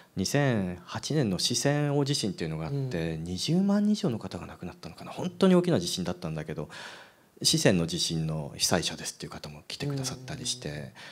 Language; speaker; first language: Japanese; native; Japanese